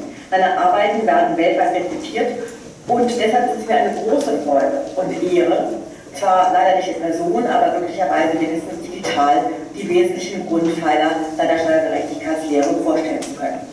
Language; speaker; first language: German; native; German